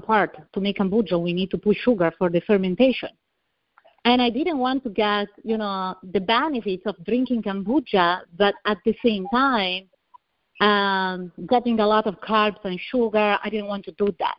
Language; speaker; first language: English; non-native, fluent; Italian